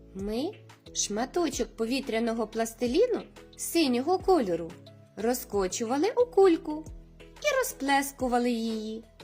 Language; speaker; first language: Ukrainian; native; Ukrainian